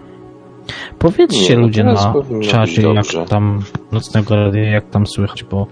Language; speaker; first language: Polish; native; Polish